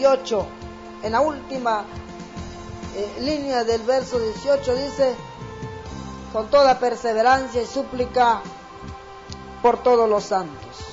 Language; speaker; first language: Spanish; native; Spanish